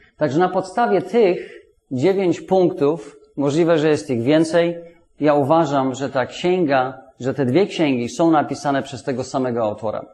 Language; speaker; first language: Polish; non-native, fluent; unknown